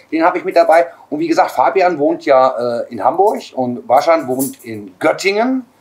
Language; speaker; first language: German; native; German